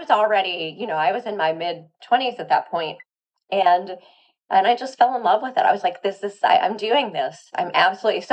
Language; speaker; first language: English; native; English